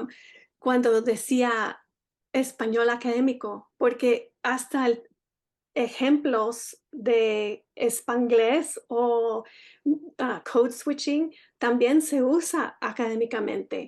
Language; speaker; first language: Spanish; early bilingual, heritage; Spanish